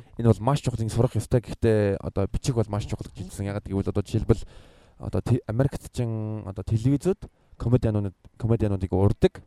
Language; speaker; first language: Mongolian; early bilingual, heritage; Mongolian